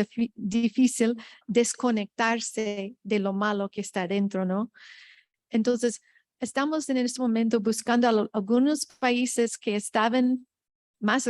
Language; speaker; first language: Spanish; non-native, fluent; English